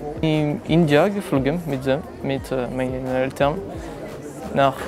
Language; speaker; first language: German; non-native, learner; French